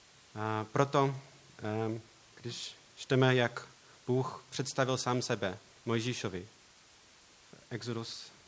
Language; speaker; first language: Czech; non-native, learner; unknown